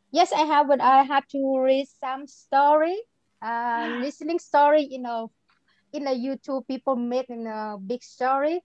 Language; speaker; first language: English; non-native, learner; Thai